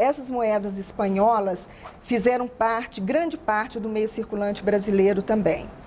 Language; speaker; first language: Portuguese; native; Portuguese